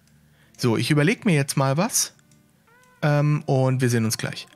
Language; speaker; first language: German; native; German